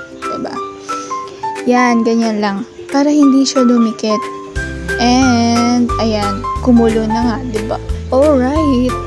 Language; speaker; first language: Filipino; non-native, local second language; Iloko